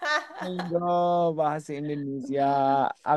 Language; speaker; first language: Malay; non-native, learner; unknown